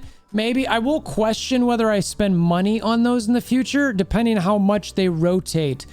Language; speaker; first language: English; native; English